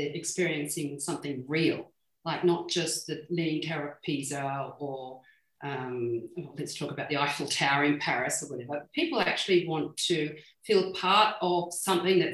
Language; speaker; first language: English; native; English